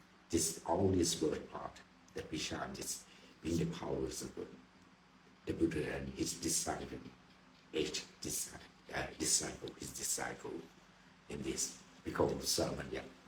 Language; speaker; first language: English; non-native, learner; Thai